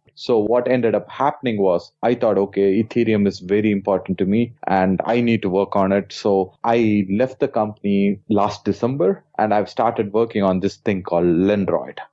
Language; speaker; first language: English; non-native, local second language; Tamil